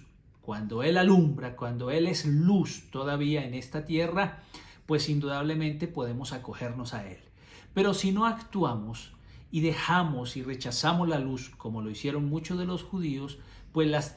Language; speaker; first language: Spanish; native; Spanish